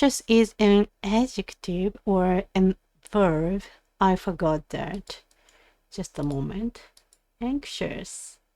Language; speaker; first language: English; non-native, learner; Japanese